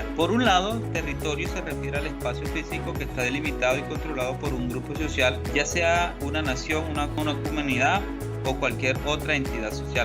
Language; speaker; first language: Spanish; native; Spanish